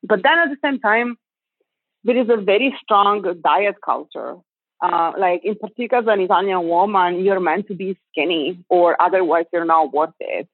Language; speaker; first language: English; non-native, fluent; Italian